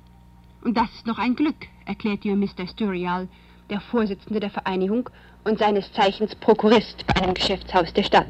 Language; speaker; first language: German; native; German